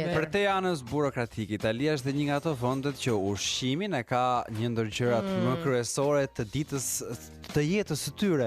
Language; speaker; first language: Albanian; native; Albanian